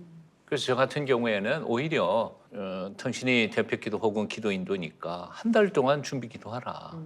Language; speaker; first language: Korean; native; Korean